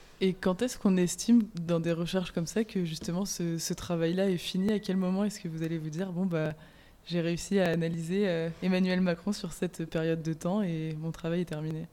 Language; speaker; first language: French; native; French